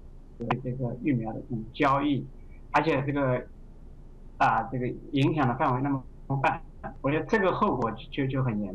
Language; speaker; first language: Chinese; native; Chinese